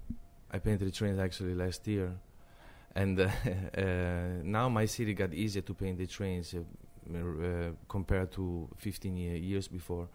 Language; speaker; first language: English; non-native, fluent; Italian